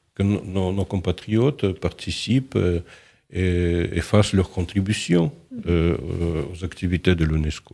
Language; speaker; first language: French; non-native, fluent; Russian